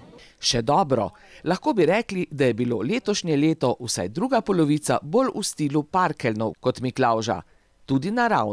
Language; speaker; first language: Slovenian; native; Slovenian